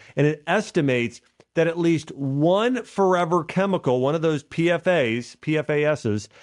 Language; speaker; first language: English; native; English